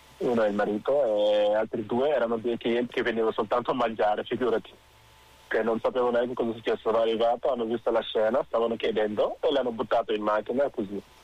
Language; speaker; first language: Italian; non-native, fluent; Wolof